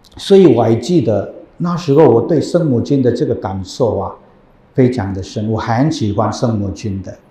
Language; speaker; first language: Chinese; non-native, fluent; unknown